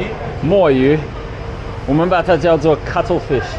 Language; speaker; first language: Chinese; non-native, learner; English